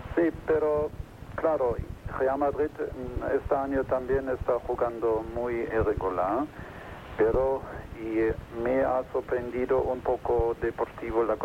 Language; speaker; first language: Spanish; non-native, fluent; German